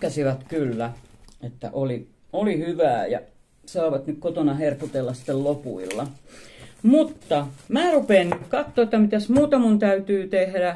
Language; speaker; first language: Finnish; native; Finnish